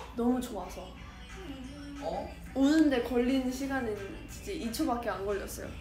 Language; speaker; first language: Korean; early bilingual, heritage; Korean